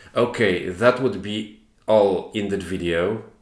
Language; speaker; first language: English; non-native, fluent; Polish